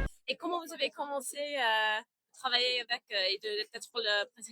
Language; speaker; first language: French; non-native, fluent; English